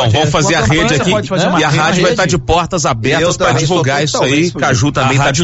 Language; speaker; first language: Portuguese; native; Portuguese